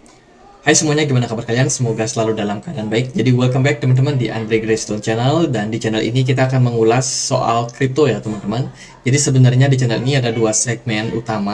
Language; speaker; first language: Indonesian; native; Indonesian